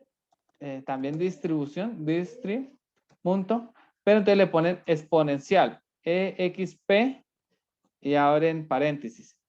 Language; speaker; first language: Spanish; native; Spanish